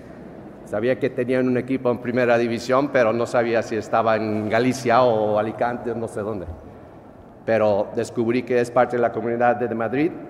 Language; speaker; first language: Spanish; non-native, fluent; English